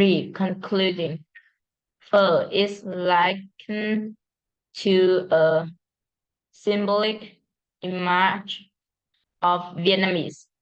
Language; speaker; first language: English; non-native, learner; Vietnamese